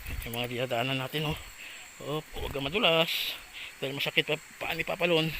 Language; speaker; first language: Filipino; native; Filipino